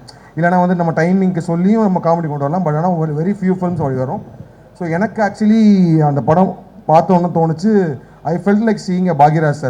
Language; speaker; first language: Tamil; native; Tamil